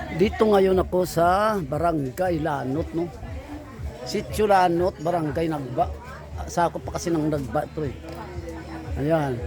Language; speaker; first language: Filipino; non-native, local second language; Hiligaynon